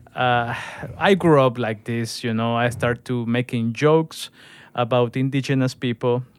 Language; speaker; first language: English; non-native, fluent; Spanish